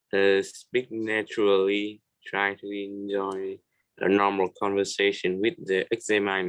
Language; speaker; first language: English; non-native, learner; Vietnamese